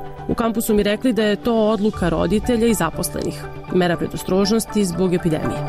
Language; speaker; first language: Serbian; native; Serbian